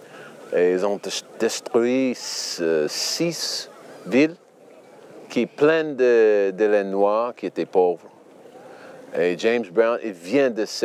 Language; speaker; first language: French; non-native, learner; English